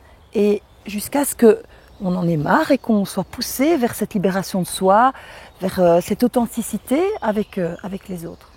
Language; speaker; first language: French; native; French